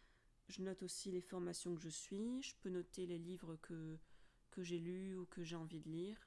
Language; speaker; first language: French; native; French